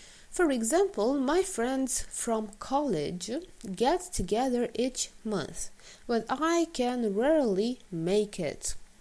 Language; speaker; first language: English; non-native, fluent; Romanian